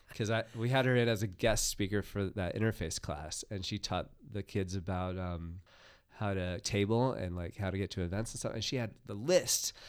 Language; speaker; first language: English; native; English